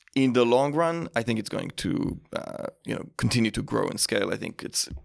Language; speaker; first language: English; non-native, fluent; Hebrew